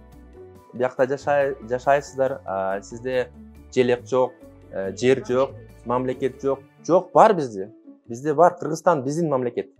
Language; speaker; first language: Kyrgyz; non-native, local second language; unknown